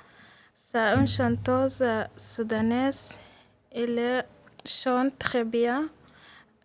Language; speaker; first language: French; non-native, learner; Arabic